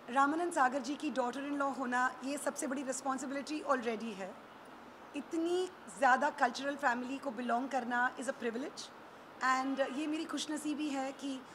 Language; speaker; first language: Hindi; native; Hindi